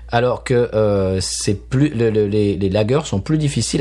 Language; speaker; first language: French; native; French